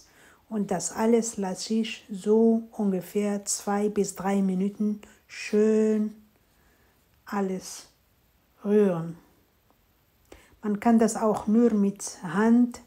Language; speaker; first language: German; non-native, fluent; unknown